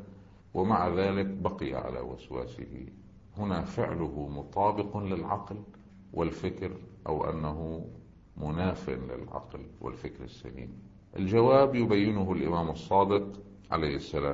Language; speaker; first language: Arabic; native; Arabic